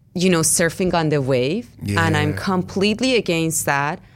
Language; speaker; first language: English; non-native, fluent; Persian